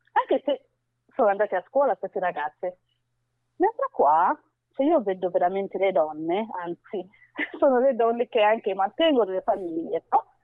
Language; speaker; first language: Italian; non-native, fluent; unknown